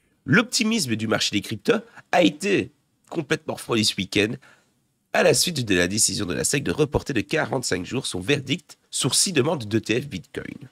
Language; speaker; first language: French; native; French